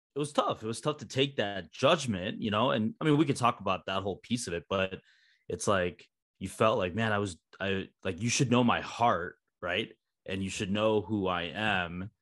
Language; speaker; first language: English; early bilingual, other home language; Hindi